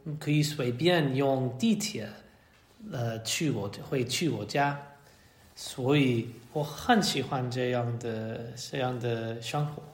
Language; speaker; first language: Chinese; non-native, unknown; English